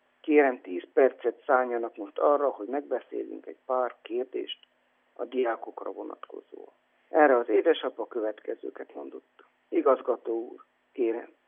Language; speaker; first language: Hungarian; native; Hungarian